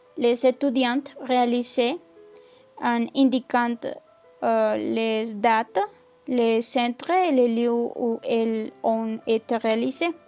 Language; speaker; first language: French; non-native, learner; Spanish